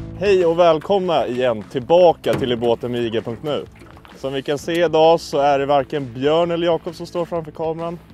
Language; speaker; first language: Swedish; native; Swedish